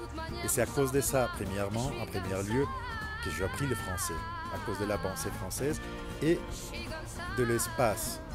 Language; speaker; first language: French; non-native, fluent; Spanish